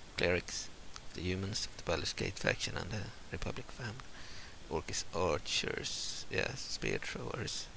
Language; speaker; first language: English; non-native, fluent; Swedish